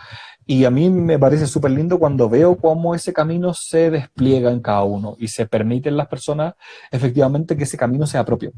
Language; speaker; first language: Spanish; native; Spanish